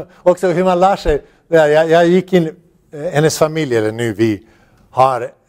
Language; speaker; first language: Swedish; non-native, fluent; Bosnian